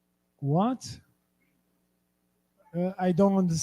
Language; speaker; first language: English; non-native, fluent; Portuguese